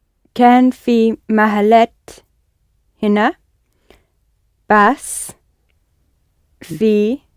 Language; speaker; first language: Arabic; non-native, learner; English